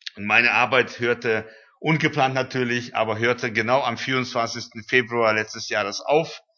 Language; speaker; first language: German; early bilingual, heritage; German